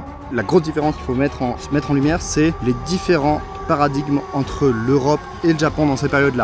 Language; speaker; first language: French; native; French